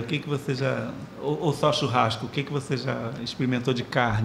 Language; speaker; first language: Portuguese; native; Portuguese